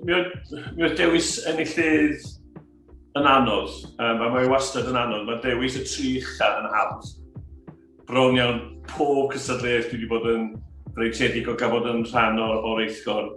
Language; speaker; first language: Welsh; native; Welsh